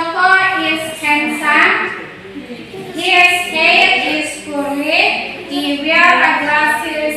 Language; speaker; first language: English; non-native, learner; Indonesian